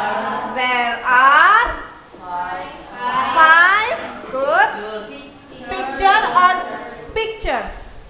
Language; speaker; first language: English; non-native, fluent; Indonesian